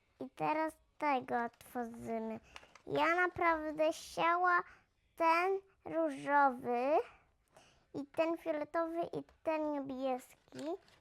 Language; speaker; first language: Polish; early bilingual, heritage; Polish